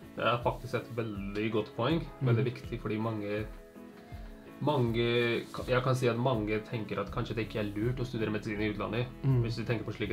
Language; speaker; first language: Norwegian; early bilingual, other home language; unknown